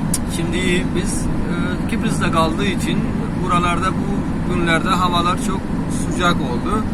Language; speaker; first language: Turkish; non-native, learner; Urdu